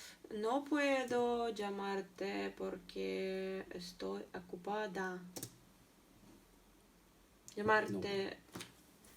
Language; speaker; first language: Spanish; non-native, learner; Russian